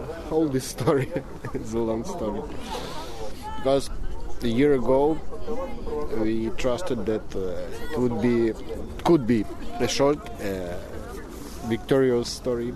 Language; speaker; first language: English; non-native, fluent; Russian